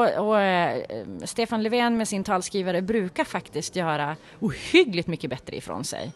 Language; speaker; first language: Swedish; native; Swedish